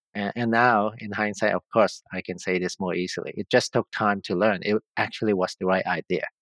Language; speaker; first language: English; non-native, local second language; Cantonese